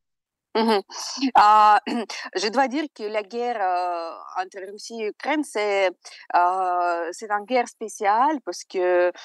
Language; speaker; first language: French; non-native, fluent; Russian